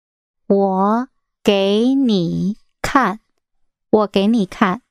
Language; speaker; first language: Chinese; non-native, learner; English